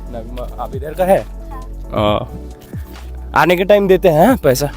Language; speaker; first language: Hindi; non-native, local second language; Bangla